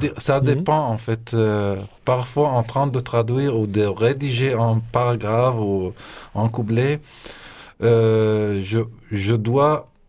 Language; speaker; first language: French; non-native, fluent; Arabic